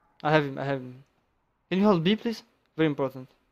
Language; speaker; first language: English; non-native, fluent; French